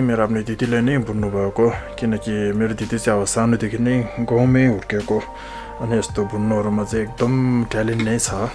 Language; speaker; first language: Nepali; non-native, local second language; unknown